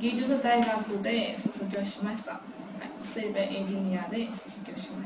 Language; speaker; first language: Japanese; non-native, learner; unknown